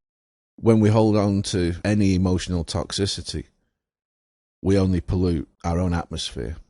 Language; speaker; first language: English; native; English